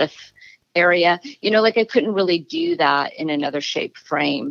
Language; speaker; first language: English; native; English